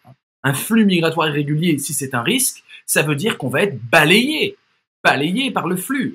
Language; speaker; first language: French; native; French